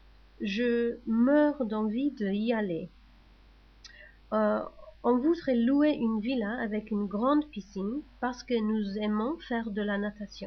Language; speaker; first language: French; non-native, learner; English